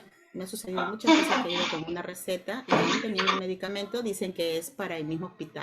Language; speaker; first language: Spanish; native; Spanish